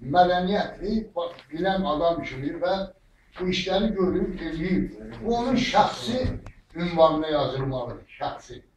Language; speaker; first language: Azerbaijani; non-native, local second language; Talysh